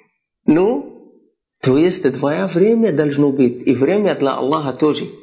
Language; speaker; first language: Russian; non-native, fluent; Arabic